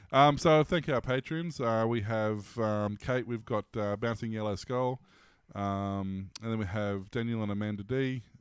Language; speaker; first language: English; native; English